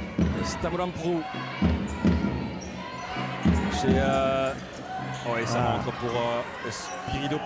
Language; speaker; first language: French; native; French